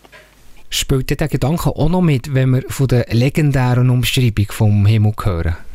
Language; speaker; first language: German; native; German